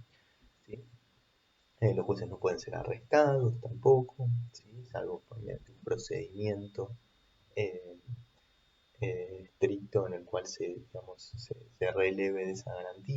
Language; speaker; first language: Spanish; native; Spanish